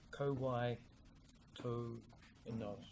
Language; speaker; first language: Māori; non-native, learner; English